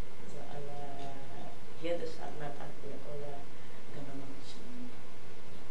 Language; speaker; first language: Hebrew; non-native, fluent; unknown